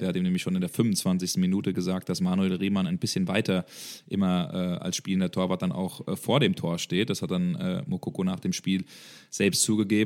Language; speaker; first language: German; native; German